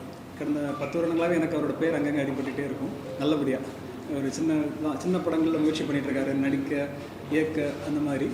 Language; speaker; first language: Tamil; native; Tamil